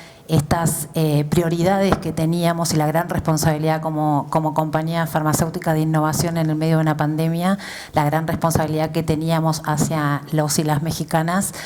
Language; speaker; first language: Spanish; native; Spanish